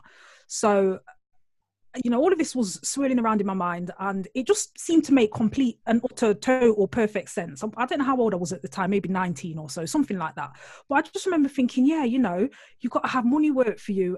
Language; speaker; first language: English; native; English